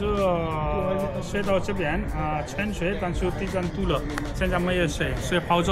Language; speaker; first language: Chinese; non-native, learner; Nepali